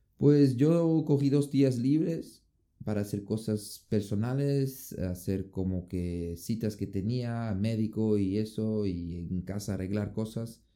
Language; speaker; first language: Spanish; non-native, fluent; Portuguese